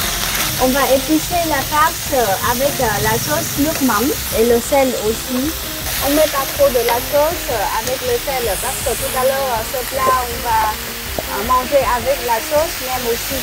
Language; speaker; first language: French; non-native, fluent; Vietnamese